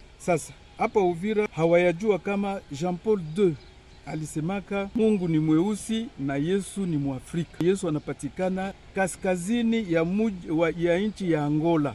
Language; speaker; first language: Swahili; native; Swahili